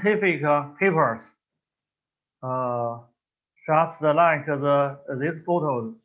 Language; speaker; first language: English; non-native, learner; Chinese